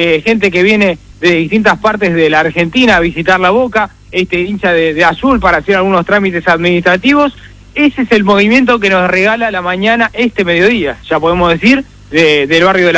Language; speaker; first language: Spanish; native; Spanish